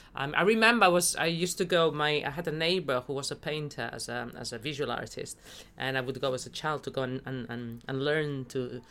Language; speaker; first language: English; non-native, fluent; Spanish